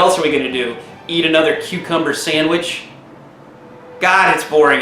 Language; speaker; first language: English; native; English